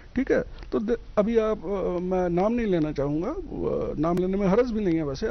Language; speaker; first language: Hindi; native; Hindi